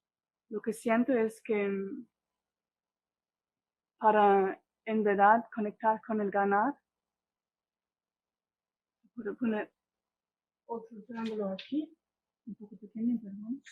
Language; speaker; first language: Spanish; non-native, fluent; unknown